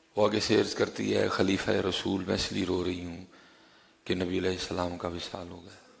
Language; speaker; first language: Urdu; non-native, local second language; Punjabi